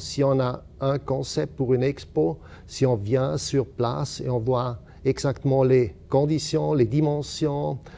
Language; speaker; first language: French; non-native, local second language; German